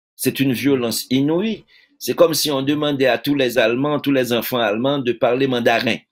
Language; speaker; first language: French; native; French